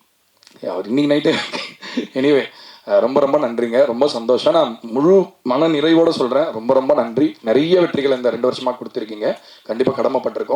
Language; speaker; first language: Tamil; native; Tamil